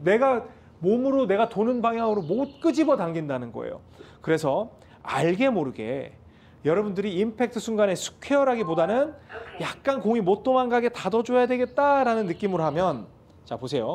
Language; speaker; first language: Korean; native; Korean